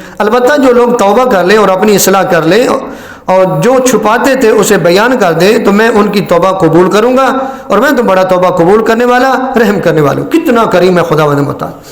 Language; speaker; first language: Urdu; non-native, local second language; Punjabi